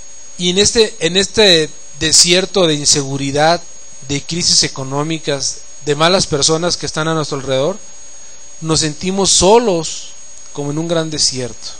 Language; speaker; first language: Spanish; native; Spanish